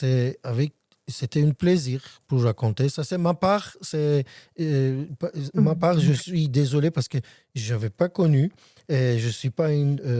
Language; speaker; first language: French; non-native, learner; Armenian